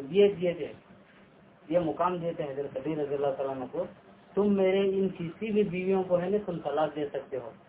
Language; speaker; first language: Urdu; native; Urdu